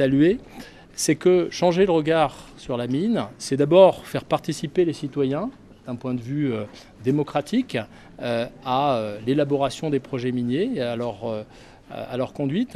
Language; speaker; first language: French; native; French